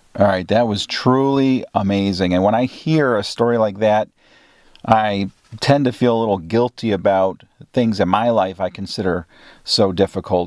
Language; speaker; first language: English; native; English